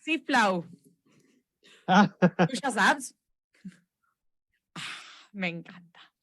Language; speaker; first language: Catalan; non-native, local second language; Spanish